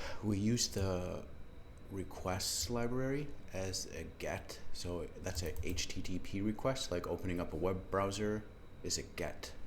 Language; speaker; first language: English; native; English